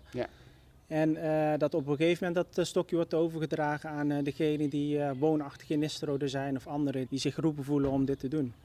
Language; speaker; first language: Dutch; native; Dutch